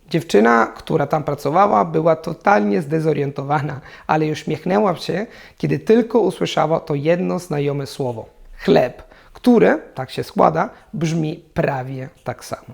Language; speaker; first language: Polish; non-native, fluent; Italian